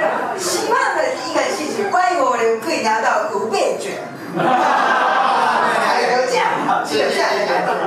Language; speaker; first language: Chinese; non-native, fluent; Japanese